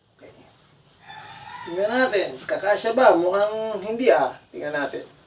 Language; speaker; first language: Filipino; non-native, local second language; Bikol